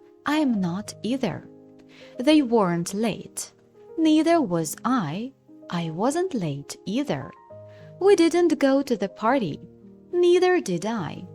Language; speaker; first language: English; non-native, fluent; Ukrainian